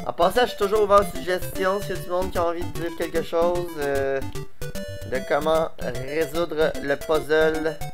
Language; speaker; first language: French; native; French